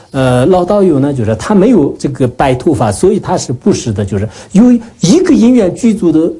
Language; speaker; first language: Chinese; non-native, local second language; Tibetan